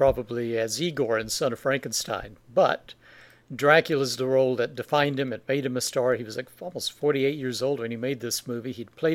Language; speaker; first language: English; native; English